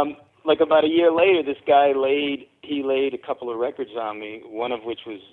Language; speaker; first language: English; native; English